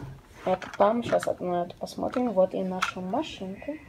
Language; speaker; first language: Russian; early bilingual, heritage; Russian